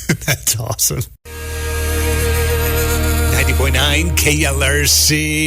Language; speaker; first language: English; native; English